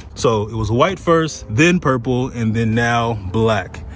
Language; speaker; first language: English; native; English